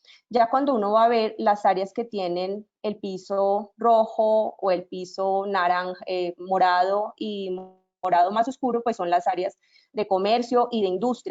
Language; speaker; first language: Spanish; native; Spanish